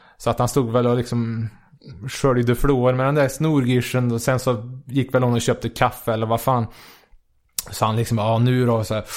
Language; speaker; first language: Swedish; native; Swedish